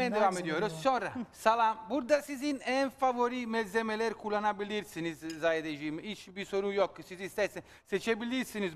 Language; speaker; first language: Turkish; non-native, learner; Italian